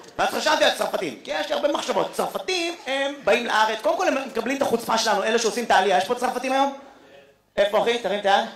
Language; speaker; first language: Hebrew; native; Hebrew